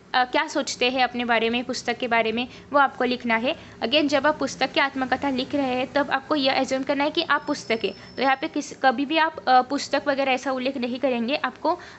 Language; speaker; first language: Hindi; non-native, local second language; Marathi